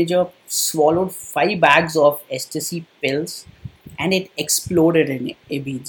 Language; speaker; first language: English; non-native, local second language; Kannada